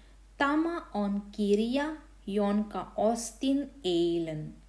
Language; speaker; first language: Finnish; non-native, fluent; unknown